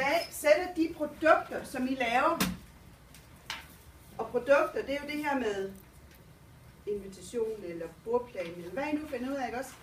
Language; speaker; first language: Danish; native; Danish